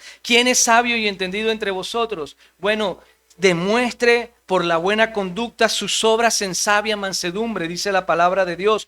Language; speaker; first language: Spanish; native; Spanish